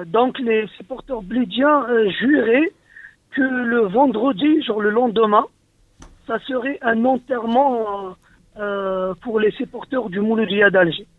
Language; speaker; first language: French; non-native, local second language; Arabic